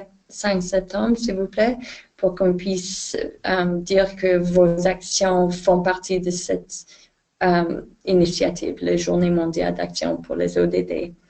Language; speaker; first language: French; non-native, fluent; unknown